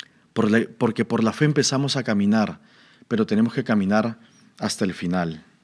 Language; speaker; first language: Spanish; native; Spanish